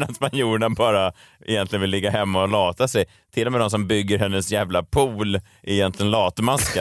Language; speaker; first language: Swedish; native; Swedish